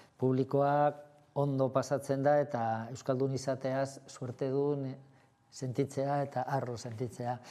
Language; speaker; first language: Basque; non-native, local second language; Spanish